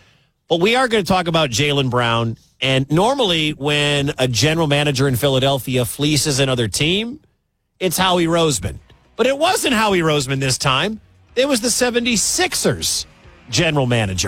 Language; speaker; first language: English; native; English